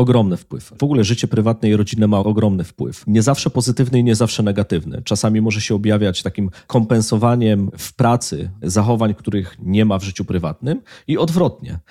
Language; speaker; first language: Polish; native; Polish